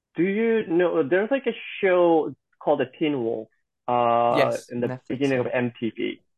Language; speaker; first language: English; non-native, fluent; Korean